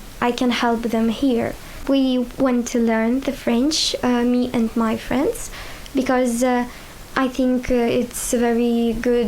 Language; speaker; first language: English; non-native, learner; Ukrainian